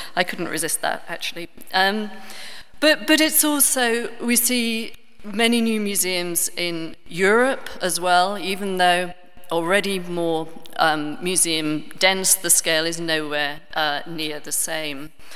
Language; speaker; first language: English; native; English